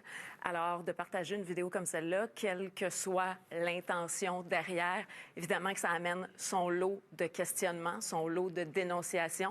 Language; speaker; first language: French; native; French